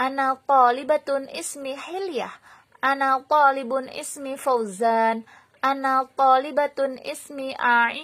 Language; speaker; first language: Arabic; non-native, fluent; Indonesian